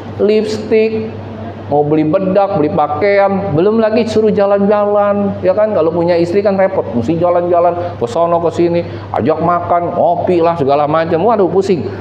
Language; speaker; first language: Indonesian; native; Indonesian